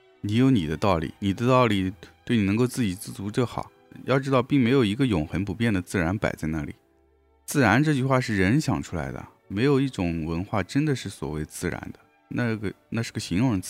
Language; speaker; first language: Chinese; native; Chinese